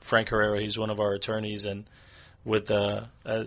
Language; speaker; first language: English; native; English